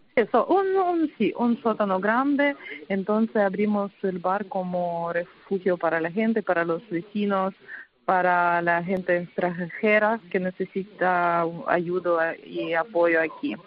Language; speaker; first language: Spanish; non-native, fluent; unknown